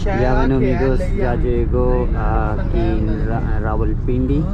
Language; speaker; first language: Spanish; non-native, learner; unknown